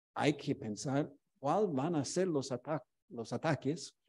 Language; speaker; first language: Spanish; non-native, fluent; English